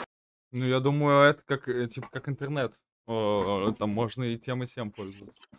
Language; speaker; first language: Russian; native; Russian